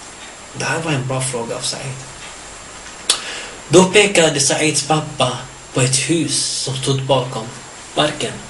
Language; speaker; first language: Swedish; early bilingual, other home language; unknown